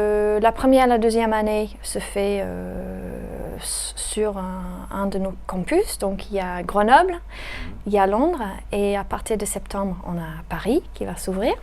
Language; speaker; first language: French; native; French